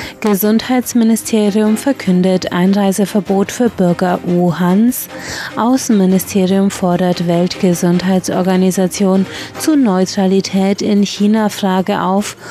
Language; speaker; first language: German; native; German